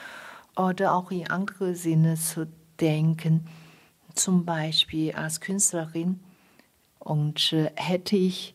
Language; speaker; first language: German; non-native, fluent; Chinese